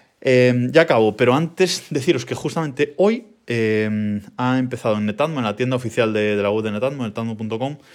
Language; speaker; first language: Spanish; native; Spanish